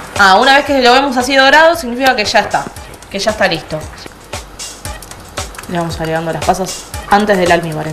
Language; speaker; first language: Spanish; native; Spanish